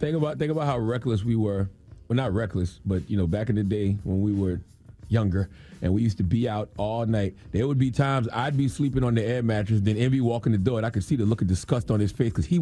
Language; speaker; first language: English; native; English